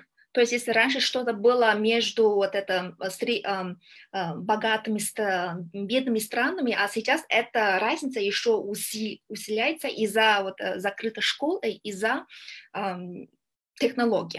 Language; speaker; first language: Russian; non-native, learner; Kyrgyz